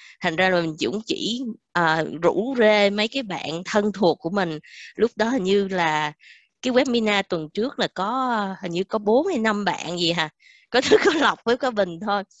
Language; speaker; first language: Vietnamese; native; Vietnamese